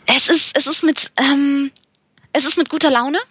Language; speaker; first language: German; native; German